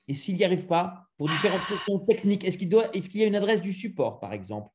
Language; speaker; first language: French; native; French